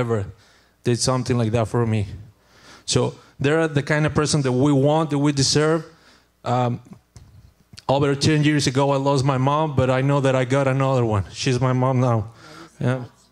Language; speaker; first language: English; non-native, learner; Spanish